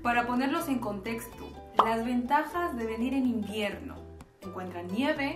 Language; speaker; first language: Spanish; native; Spanish